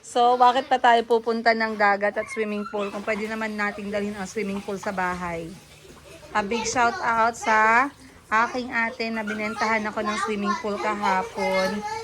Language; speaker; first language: Filipino; non-native, local second language; Cebuano